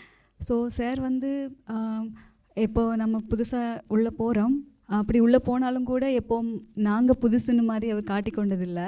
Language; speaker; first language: Tamil; non-native, learner; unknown